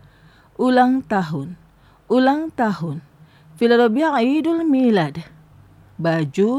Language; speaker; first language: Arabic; non-native, fluent; Indonesian